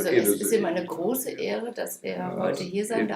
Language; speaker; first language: German; native; German